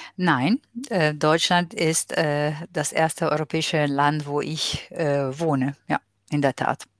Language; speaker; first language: German; non-native, fluent; Italian